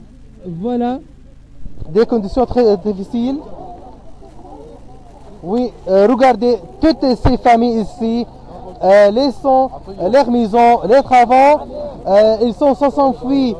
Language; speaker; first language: French; non-native, fluent; Arabic